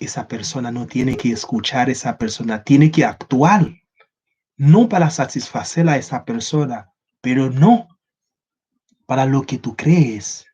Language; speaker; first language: Spanish; non-native, learner; Haitian Creole